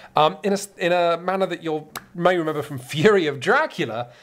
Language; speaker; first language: English; native; English